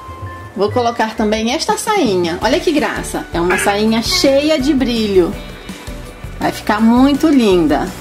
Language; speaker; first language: Portuguese; native; Portuguese